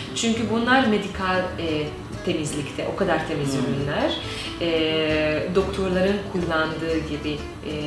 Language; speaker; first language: Turkish; non-native, fluent; Hungarian